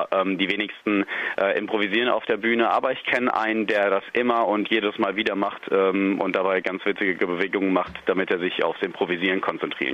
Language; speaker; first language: German; native; German